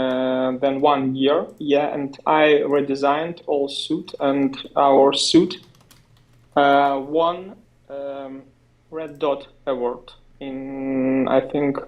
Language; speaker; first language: English; non-native, learner; Russian